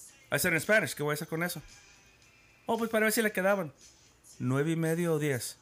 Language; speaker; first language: Spanish; early bilingual, heritage; Spanish